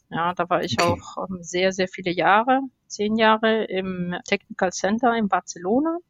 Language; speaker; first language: German; non-native, fluent; Spanish